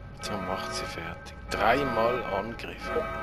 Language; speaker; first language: German; native; German